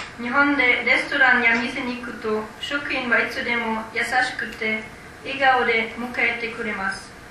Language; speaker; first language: Japanese; non-native, fluent; German